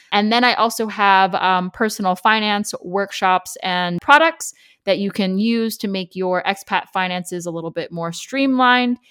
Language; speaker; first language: English; native; English